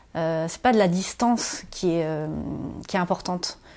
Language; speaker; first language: French; native; French